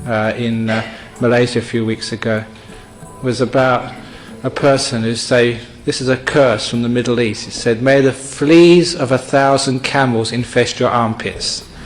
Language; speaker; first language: English; native; English